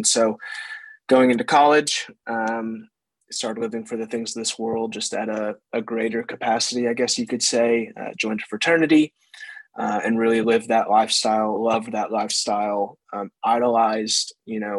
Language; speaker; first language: English; native; English